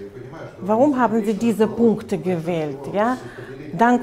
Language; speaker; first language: German; non-native, fluent; Russian